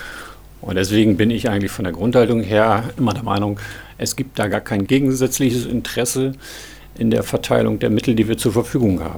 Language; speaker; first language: German; native; German